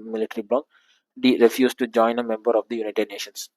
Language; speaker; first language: English; non-native, local second language; Tamil